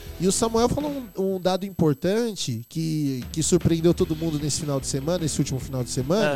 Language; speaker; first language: Portuguese; native; Portuguese